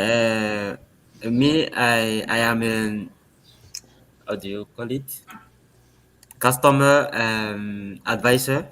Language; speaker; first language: English; non-native, learner; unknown